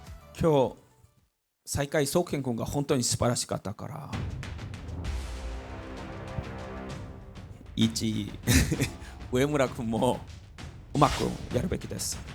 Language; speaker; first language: Japanese; non-native, learner; Korean